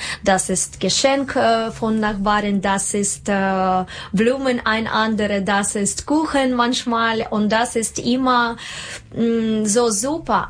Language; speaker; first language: German; non-native, learner; Russian